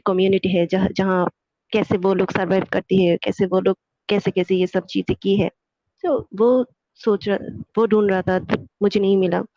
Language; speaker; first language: Hindi; non-native, fluent; Bangla